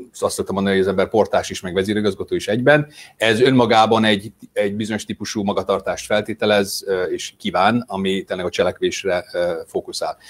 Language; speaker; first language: Hungarian; early bilingual, heritage; English